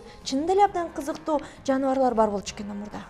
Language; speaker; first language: Kyrgyz; native; Kyrgyz